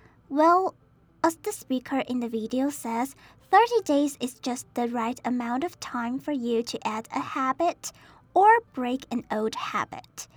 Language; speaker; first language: English; non-native, fluent; Chinese